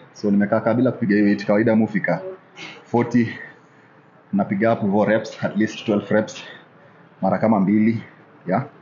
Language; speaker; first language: Swahili; native; Swahili